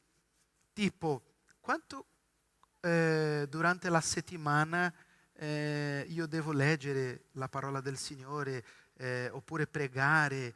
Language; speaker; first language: Italian; non-native, fluent; Portuguese